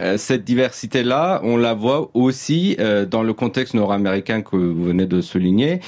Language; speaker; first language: French; non-native, fluent; Persian